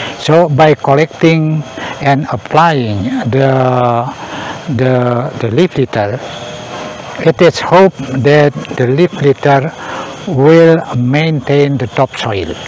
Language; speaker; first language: English; non-native, learner; Indonesian